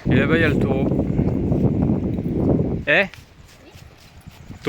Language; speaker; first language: French; native; French